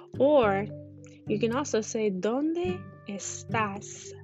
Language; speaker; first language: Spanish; non-native, fluent; English